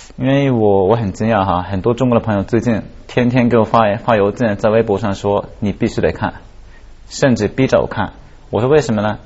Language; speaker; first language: Chinese; non-native, fluent; Japanese